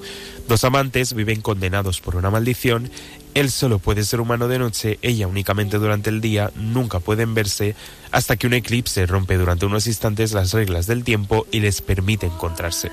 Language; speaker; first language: Spanish; native; Spanish